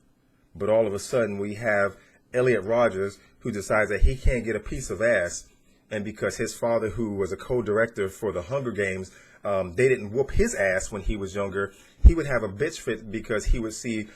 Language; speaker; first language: English; native; English